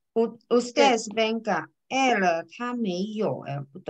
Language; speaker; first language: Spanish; non-native, learner; Chinese